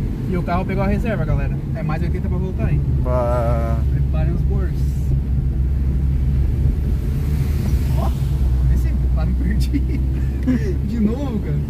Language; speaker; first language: Portuguese; native; Portuguese